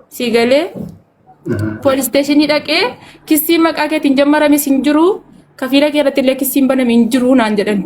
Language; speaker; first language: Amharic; non-native, local second language; Oromo